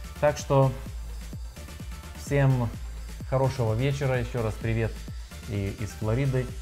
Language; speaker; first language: Russian; non-native, learner; Lithuanian